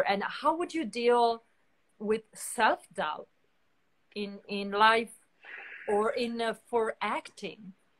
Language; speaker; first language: English; non-native, fluent; Italian